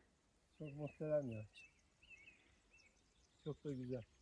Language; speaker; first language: Turkish; native; Turkish